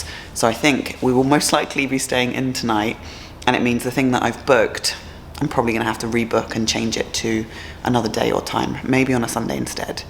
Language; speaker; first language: English; native; English